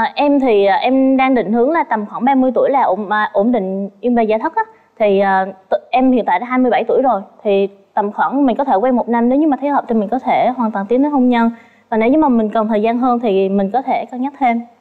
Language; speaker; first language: Vietnamese; native; Vietnamese